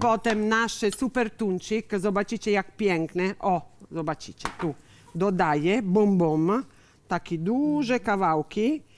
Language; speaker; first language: Polish; non-native, learner; Italian